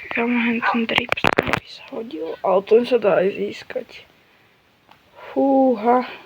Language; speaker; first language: Slovak; native; Slovak